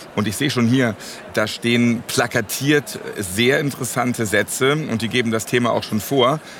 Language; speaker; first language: German; native; German